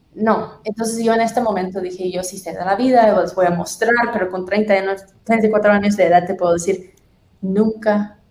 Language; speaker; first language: Spanish; non-native, fluent; English